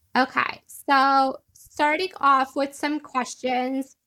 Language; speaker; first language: English; early bilingual, other home language; Italian